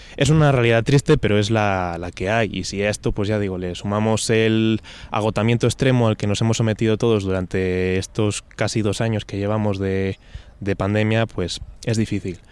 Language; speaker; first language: Spanish; native; Spanish